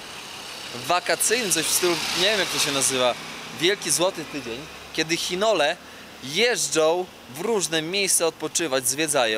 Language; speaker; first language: Polish; native; Polish